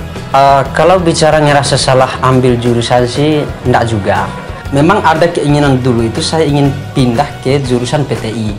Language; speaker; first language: Indonesian; non-native, local second language; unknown